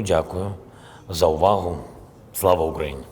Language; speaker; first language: Ukrainian; non-native, local second language; Russian